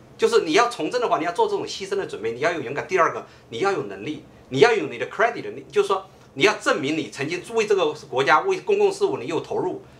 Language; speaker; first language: Chinese; native; Chinese